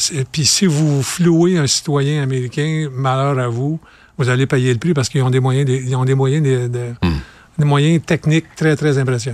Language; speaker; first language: French; native; French